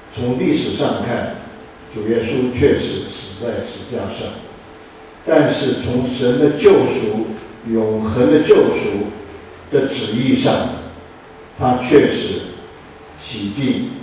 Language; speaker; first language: Chinese; native; Chinese